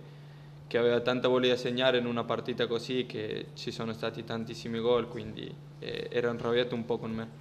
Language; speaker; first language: Italian; non-native, fluent; Spanish